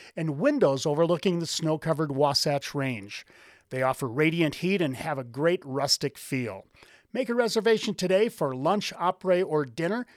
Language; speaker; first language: English; native; English